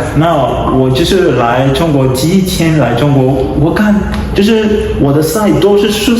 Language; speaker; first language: Chinese; non-native, learner; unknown